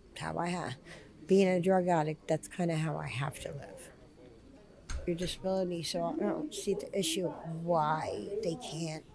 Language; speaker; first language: English; native; English